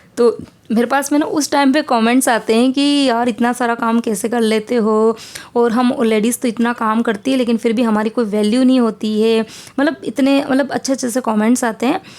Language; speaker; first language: Hindi; native; Hindi